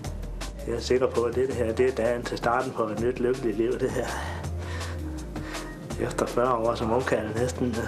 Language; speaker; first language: Danish; native; Danish